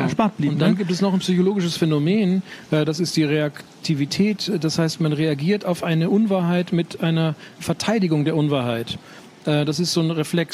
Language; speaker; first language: German; native; German